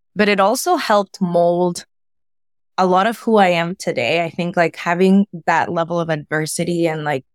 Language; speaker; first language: English; early bilingual, other home language; Spanish